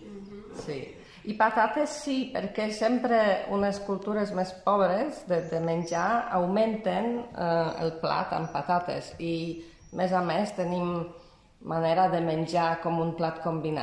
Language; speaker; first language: Catalan; non-native, fluent; Polish